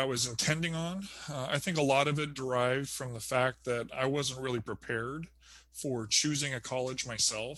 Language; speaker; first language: English; native; English